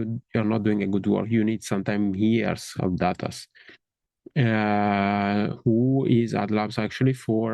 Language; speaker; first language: English; non-native, fluent; Italian